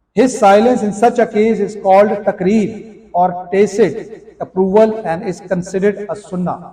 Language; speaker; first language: English; non-native, local second language; Urdu